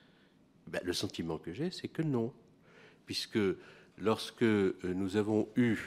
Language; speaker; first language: French; native; French